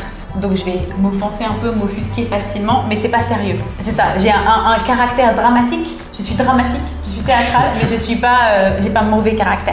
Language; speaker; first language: French; native; French